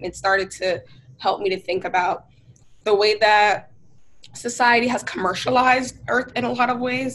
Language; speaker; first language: English; native; English